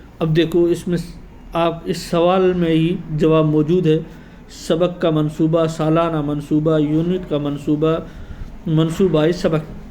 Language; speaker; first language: Urdu; native; Urdu